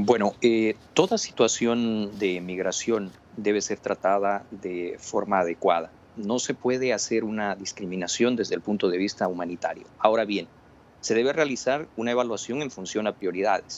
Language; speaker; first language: Spanish; native; Spanish